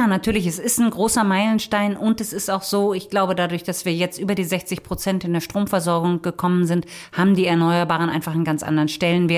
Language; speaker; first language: German; native; German